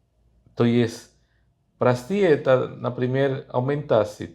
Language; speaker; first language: Russian; non-native, fluent; Spanish